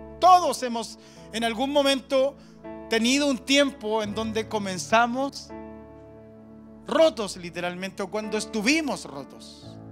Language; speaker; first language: Spanish; native; Spanish